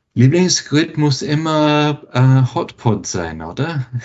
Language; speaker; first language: German; non-native, fluent; English